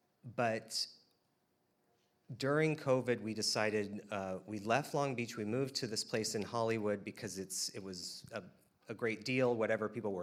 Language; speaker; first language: English; native; English